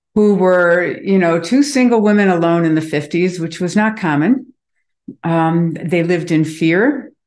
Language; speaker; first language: English; native; English